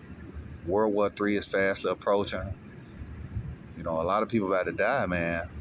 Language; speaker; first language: English; native; English